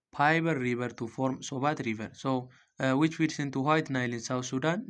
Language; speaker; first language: English; non-native, local second language; Amharic